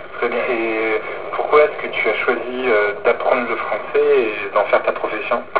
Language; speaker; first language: French; native; French